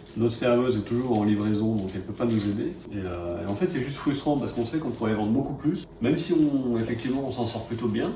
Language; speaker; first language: French; native; French